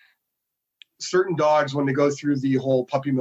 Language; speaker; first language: English; native; English